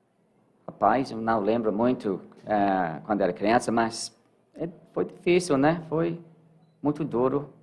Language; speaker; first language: Portuguese; non-native, learner; English